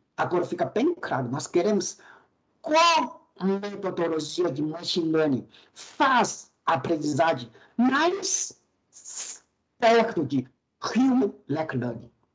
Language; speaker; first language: Portuguese; non-native, fluent; Chinese